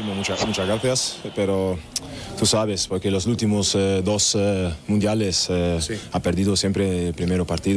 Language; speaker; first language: Spanish; non-native, learner; German